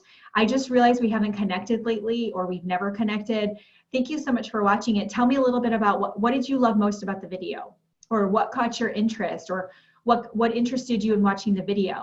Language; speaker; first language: English; native; English